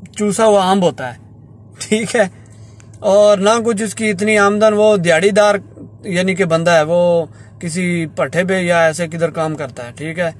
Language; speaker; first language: Urdu; non-native, local second language; Punjabi